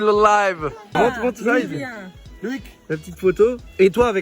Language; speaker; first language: French; native; French